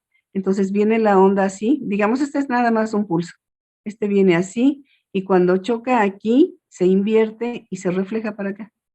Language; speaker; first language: Spanish; native; Spanish